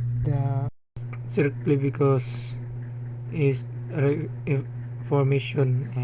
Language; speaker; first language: English; non-native, learner; Cebuano